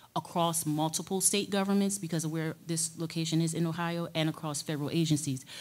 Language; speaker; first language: English; native; English